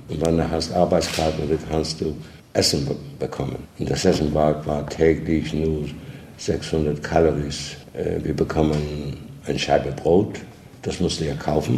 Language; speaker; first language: German; non-native, learner; Polish